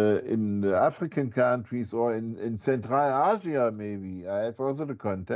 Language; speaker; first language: English; non-native, fluent; German